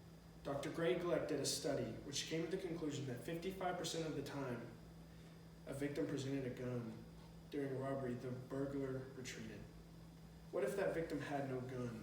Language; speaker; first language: English; native; English